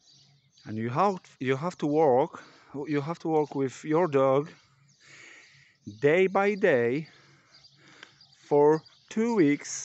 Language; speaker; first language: English; non-native, learner; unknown